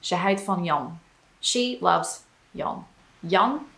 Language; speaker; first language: Dutch; non-native, learner; English